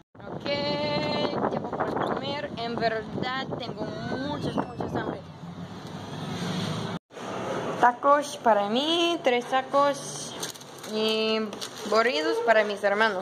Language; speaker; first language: Spanish; non-native, learner; English